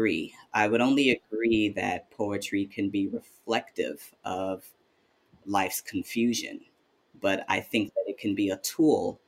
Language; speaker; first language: English; native; English